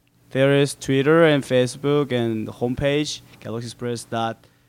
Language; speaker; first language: English; non-native, learner; Korean